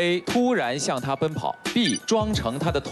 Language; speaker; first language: Chinese; native; Chinese